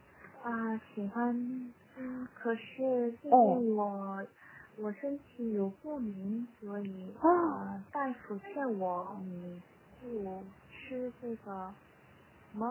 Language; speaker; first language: Chinese; non-native, learner; Korean